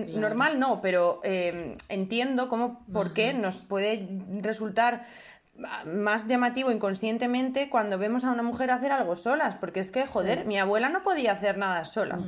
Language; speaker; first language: Spanish; native; Spanish